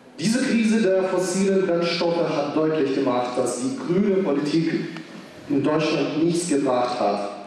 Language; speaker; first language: German; non-native, fluent; Ukrainian